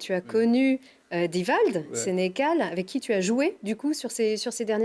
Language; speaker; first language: French; native; French